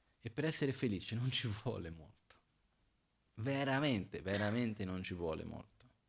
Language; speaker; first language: Italian; non-native, fluent; Portuguese